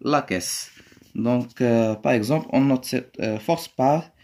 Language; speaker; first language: French; non-native, local second language; Arabic